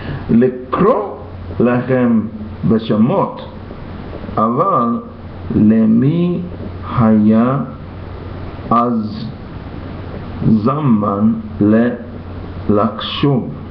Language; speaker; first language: Hebrew; non-native, learner; English